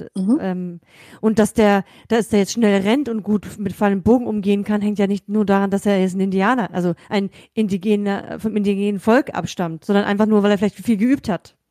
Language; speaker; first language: German; native; German